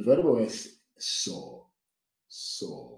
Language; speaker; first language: Spanish; non-native, fluent; English